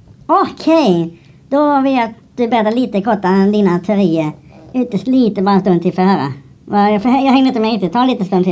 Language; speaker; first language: Swedish; native; Swedish